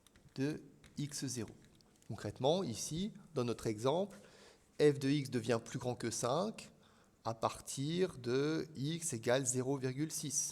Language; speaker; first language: French; native; French